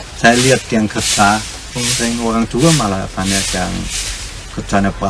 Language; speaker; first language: Indonesian; non-native, fluent; German